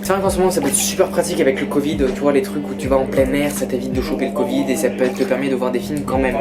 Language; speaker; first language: French; native; French